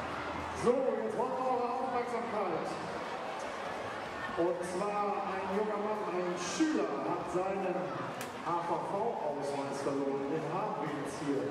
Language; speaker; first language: German; native; German